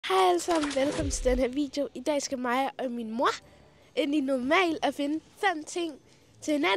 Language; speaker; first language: Danish; early bilingual, other home language; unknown